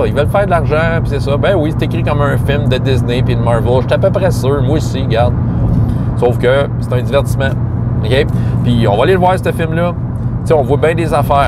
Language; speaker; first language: French; native; French